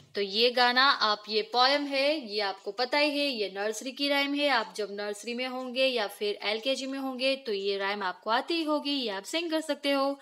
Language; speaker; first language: Hindi; non-native, local second language; Gujarati